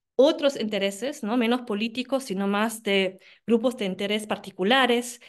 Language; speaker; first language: Spanish; non-native, fluent; German